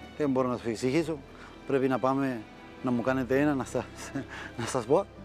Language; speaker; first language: Greek; non-native, fluent; Spanish